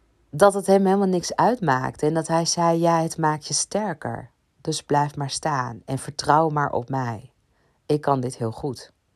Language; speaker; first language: Dutch; native; Dutch